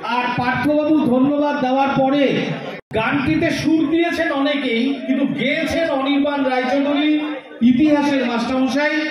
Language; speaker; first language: Bangla; native; Bangla